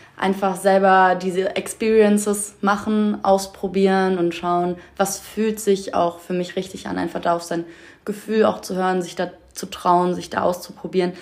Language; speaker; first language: German; native; German